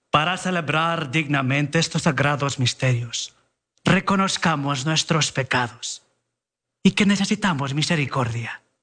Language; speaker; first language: Spanish; early bilingual, heritage; Spanish